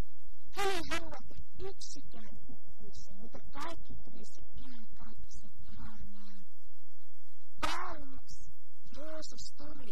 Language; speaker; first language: Finnish; early bilingual, heritage; Finnish